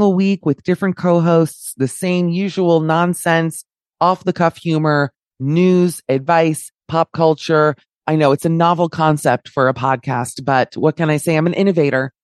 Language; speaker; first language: English; native; English